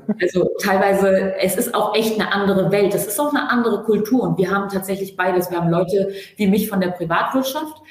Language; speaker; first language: German; early bilingual, other home language; Turkish